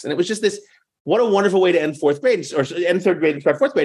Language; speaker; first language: English; native; English